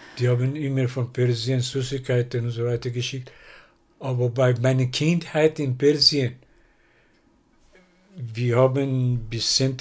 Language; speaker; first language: German; non-native, learner; Persian